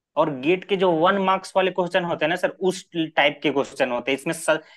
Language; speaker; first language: Hindi; native; Hindi